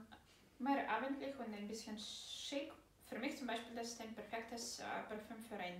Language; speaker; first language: German; non-native, fluent; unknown